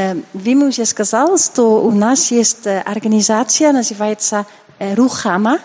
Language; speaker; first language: Russian; non-native, learner; Dutch